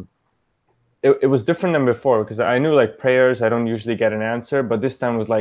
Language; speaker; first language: English; early bilingual, other home language; Yiddish